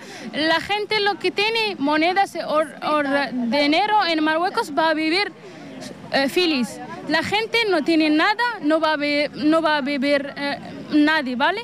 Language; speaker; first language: Spanish; non-native, learner; Arabic